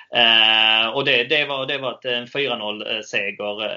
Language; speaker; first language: Swedish; native; Swedish